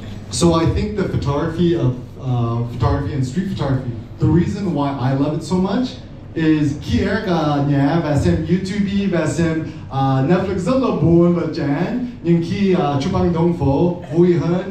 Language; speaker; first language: Vietnamese; non-native, learner; English